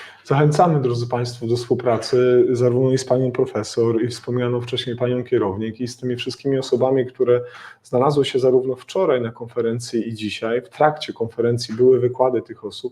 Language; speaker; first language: Polish; native; Polish